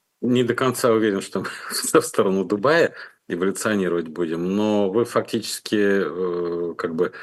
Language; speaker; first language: Russian; native; Russian